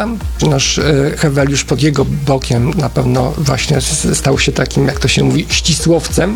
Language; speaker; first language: Polish; native; Polish